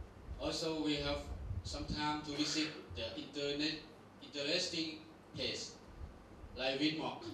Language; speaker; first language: English; non-native, learner; Thai